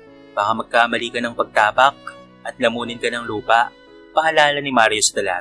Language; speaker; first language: Filipino; native; Filipino